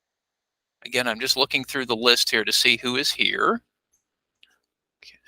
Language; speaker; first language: English; native; English